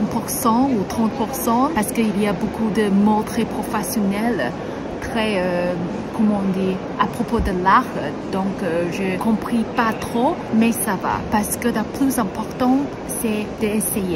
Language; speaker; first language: French; non-native, learner; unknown